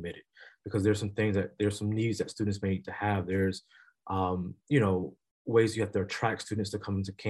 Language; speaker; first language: English; native; English